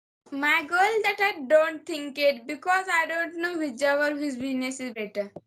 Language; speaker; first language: English; non-native, learner; Marathi